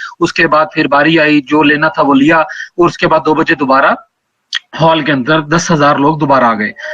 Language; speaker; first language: Urdu; non-native, local second language; Punjabi